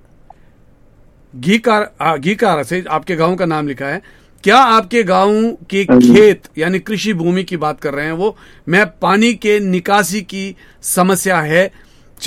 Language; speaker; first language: Hindi; native; Hindi